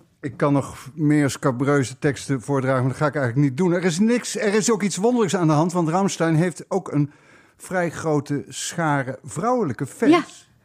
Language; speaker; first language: Dutch; native; Dutch